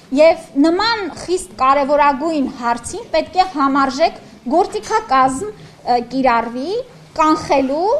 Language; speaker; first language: Armenian; native; Armenian